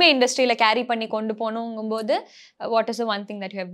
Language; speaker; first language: Tamil; native; Tamil